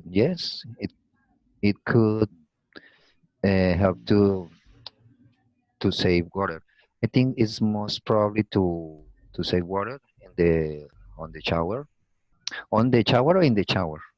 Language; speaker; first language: English; non-native, learner; Spanish